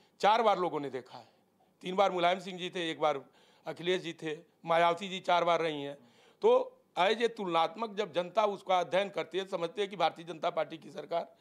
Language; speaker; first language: Hindi; native; Hindi